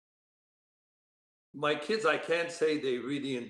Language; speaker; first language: English; native; English